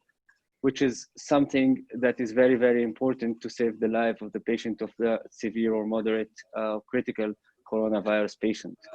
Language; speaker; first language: English; non-native, fluent; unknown